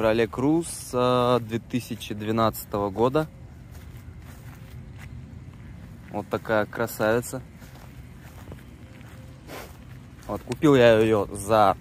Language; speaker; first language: Russian; native; Russian